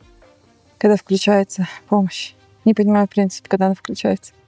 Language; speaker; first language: Russian; native; Russian